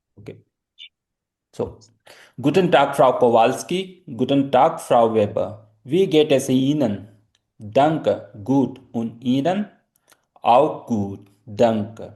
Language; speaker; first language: German; non-native, fluent; Hindi